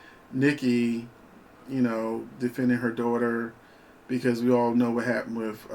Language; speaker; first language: English; native; English